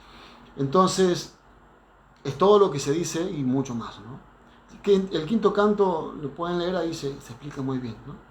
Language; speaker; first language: Spanish; native; Spanish